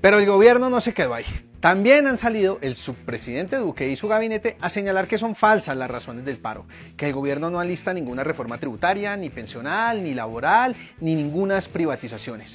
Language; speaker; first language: Spanish; native; Spanish